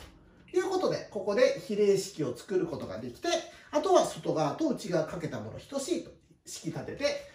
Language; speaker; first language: Japanese; native; Japanese